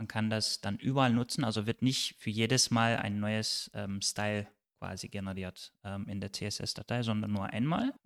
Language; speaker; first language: German; non-native, fluent; Turkish